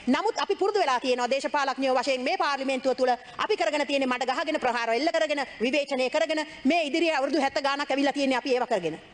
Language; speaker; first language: Sinhala; native; Sinhala